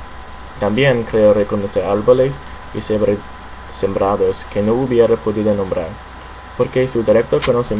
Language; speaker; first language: Spanish; non-native, learner; English